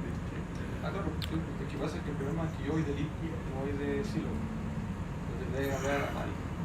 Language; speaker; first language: Spanish; native; Spanish